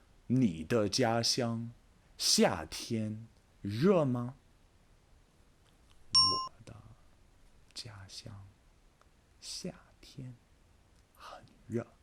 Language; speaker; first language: Chinese; non-native, fluent; English